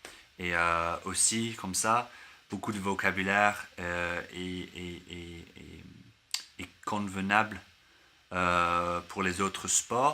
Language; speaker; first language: French; non-native, learner; English